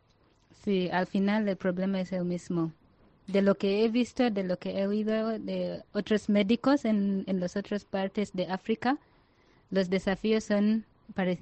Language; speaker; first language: Spanish; non-native, fluent; Ganda